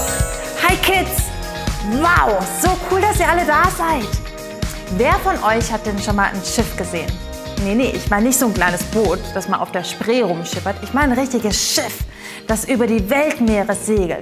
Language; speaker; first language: German; native; German